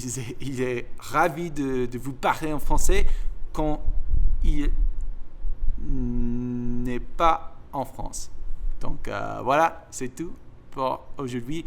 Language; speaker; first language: French; non-native, fluent; English